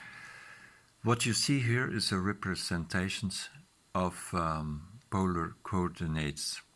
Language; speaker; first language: English; non-native, fluent; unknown